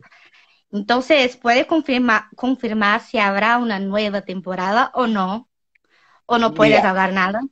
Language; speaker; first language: Spanish; non-native, learner; Portuguese